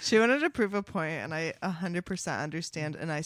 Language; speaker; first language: English; native; English